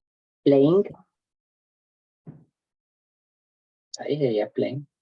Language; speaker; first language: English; non-native, fluent; Spanish